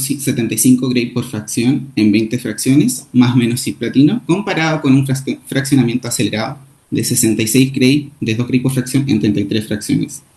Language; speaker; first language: Spanish; native; Spanish